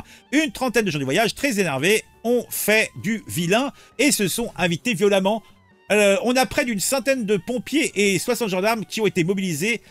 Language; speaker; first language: French; native; French